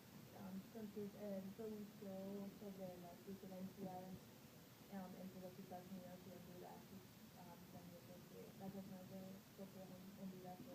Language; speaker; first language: Spanish; non-native, learner; English